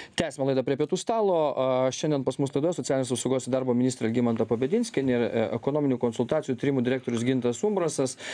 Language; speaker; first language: Lithuanian; native; Lithuanian